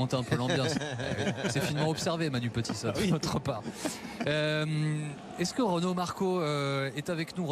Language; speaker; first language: French; native; French